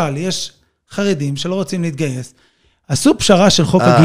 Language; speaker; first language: Hebrew; native; Hebrew